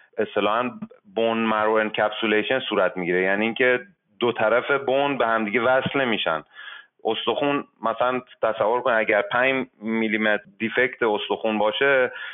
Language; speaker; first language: Persian; native; Persian